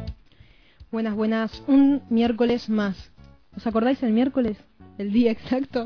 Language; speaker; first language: Spanish; native; Spanish